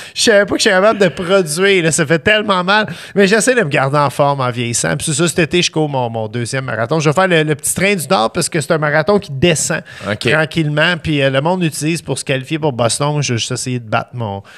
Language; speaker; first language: French; native; French